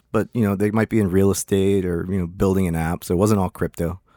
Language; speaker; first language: English; native; English